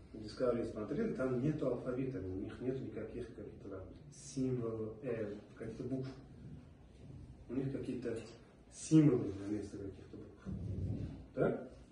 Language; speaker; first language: Russian; non-native, local second language; Uzbek